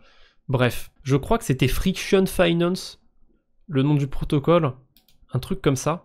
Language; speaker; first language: French; native; French